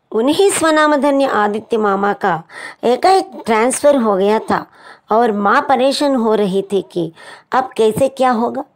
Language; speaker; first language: Hindi; non-native, local second language; Telugu